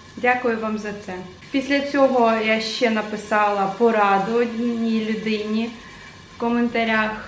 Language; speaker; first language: Ukrainian; non-native, local second language; Russian